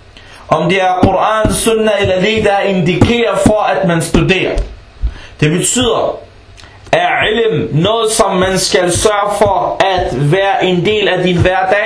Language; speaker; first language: Danish; early bilingual, other home language; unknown